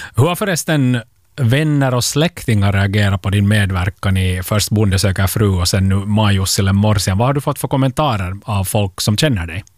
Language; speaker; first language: Swedish; native; Swedish